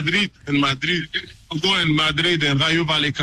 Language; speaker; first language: Spanish; non-native, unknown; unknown